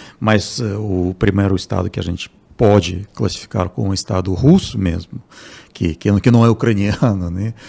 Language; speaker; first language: Portuguese; non-native, fluent; Russian